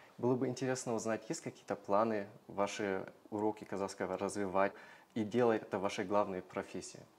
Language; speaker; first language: Russian; non-native, fluent; German